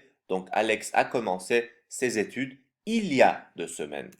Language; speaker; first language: French; non-native, fluent; Turkish